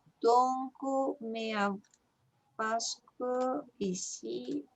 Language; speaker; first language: French; non-native, fluent; Spanish